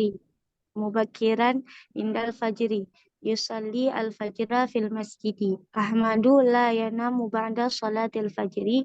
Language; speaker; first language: Arabic; non-native, learner; Indonesian